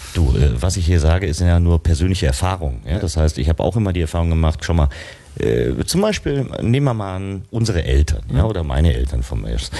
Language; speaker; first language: German; native; German